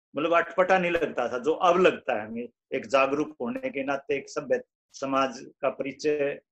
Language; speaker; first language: Hindi; native; Hindi